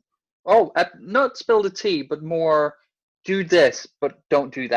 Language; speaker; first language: English; non-native, fluent; Danish